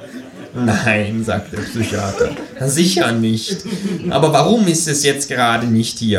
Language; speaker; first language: German; native; German